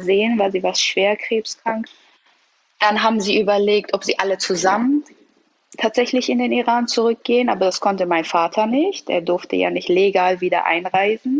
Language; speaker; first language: German; early bilingual, other home language; Persian